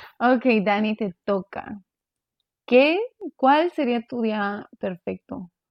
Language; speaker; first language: Spanish; early bilingual, heritage; Spanish